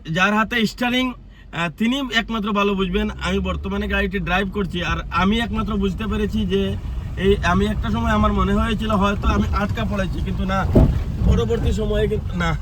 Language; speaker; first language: Bangla; non-native, local second language; Sylheti